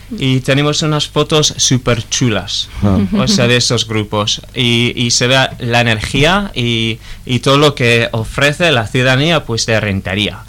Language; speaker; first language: Spanish; non-native, fluent; English